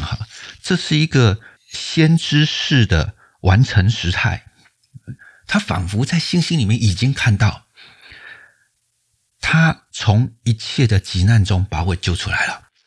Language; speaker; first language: Chinese; native; Chinese